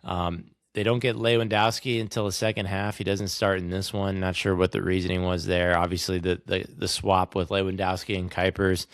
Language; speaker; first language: English; native; English